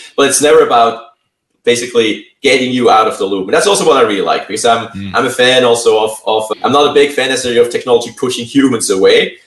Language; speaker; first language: English; non-native, fluent; Swiss German